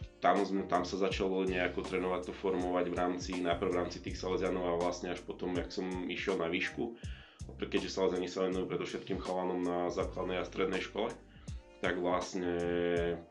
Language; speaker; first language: Slovak; native; Slovak